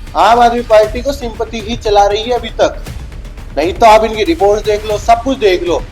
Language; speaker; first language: Hindi; native; Hindi